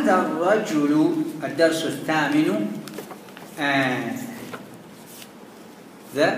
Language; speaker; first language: Arabic; non-native, fluent; Morisyen